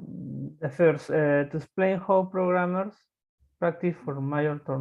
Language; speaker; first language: English; non-native, learner; Spanish